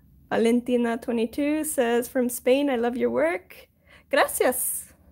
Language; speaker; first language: English; native; English